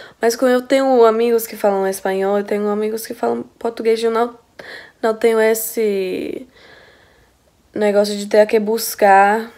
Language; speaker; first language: Portuguese; non-native, fluent; English